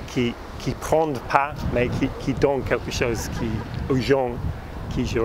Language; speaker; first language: French; non-native, fluent; English